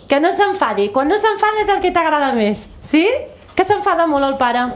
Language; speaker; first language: Catalan; native; Catalan